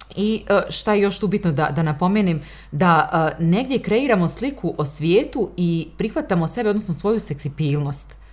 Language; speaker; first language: Bosnian; native; Bosnian